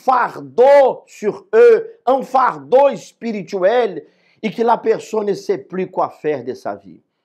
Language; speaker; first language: French; non-native, fluent; Portuguese